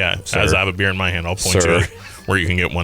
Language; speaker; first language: English; native; English